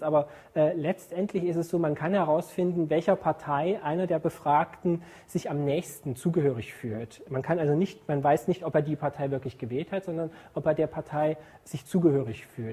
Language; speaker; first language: German; native; German